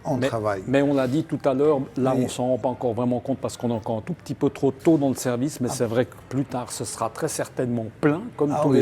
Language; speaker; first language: French; native; French